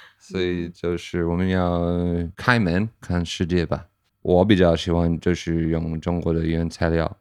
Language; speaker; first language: Chinese; non-native, fluent; English